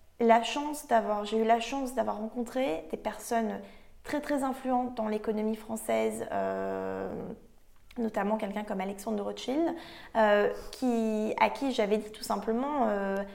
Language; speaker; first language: French; native; French